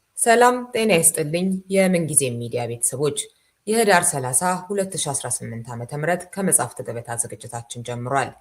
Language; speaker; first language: Amharic; native; Amharic